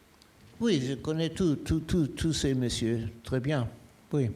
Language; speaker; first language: French; non-native, fluent; German